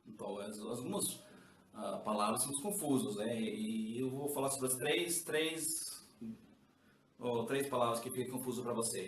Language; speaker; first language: Portuguese; non-native, learner; English